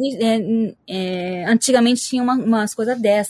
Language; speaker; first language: Portuguese; early bilingual, heritage; Portuguese